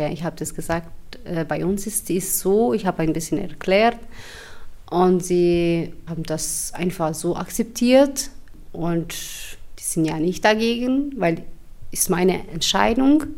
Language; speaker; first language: German; non-native, fluent; Albanian